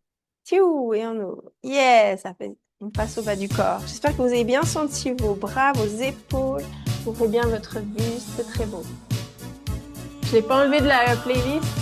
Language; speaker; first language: French; native; French